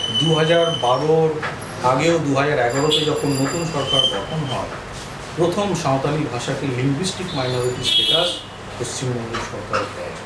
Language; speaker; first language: Bangla; non-native, local second language; Santali